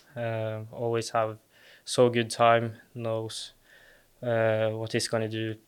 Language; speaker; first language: English; non-native, fluent; Norwegian